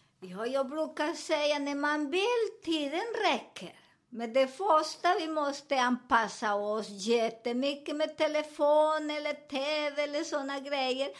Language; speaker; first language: Swedish; non-native, fluent; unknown